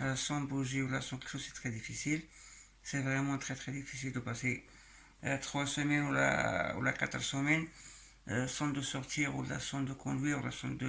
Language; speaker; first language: French; non-native, local second language; Arabic